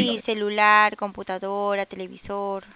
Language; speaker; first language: Spanish; native; Spanish